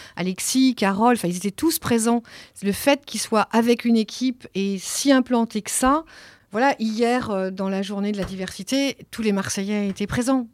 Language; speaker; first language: French; early bilingual, other home language; Italian